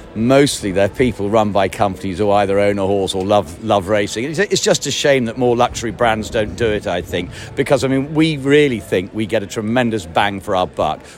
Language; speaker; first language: English; native; English